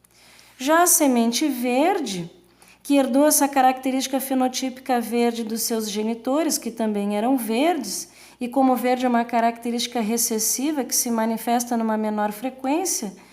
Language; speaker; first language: Portuguese; native; Portuguese